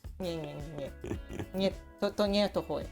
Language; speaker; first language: Polish; non-native, learner; Japanese